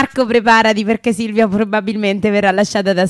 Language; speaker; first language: Italian; native; Italian